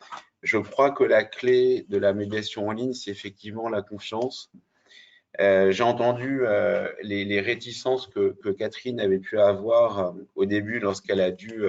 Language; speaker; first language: French; native; French